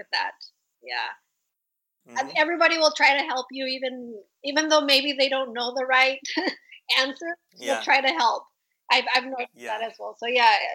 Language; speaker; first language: English; early bilingual, other home language; Spanish